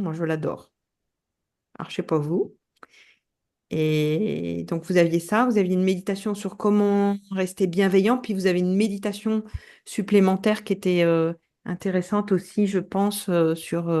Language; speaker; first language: French; native; French